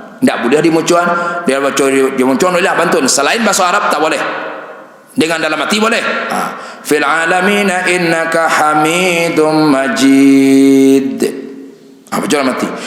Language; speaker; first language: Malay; non-native, local second language; Minangkabau